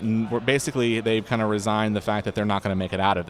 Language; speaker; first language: English; native; English